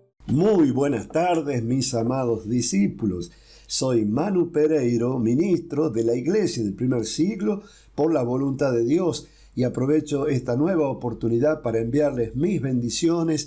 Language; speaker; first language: Spanish; native; Spanish